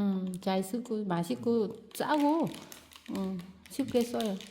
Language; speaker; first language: Korean; non-native, learner; Vietnamese